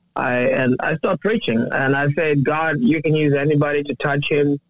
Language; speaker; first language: English; non-native, local second language; Ganda